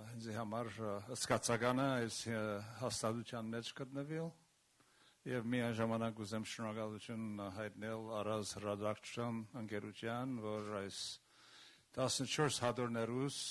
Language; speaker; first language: Armenian; early bilingual, heritage; Armenian